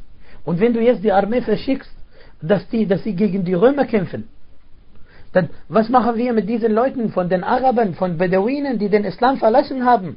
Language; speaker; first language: German; non-native, fluent; Arabic